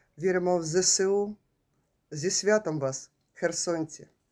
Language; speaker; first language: Ukrainian; native; Ukrainian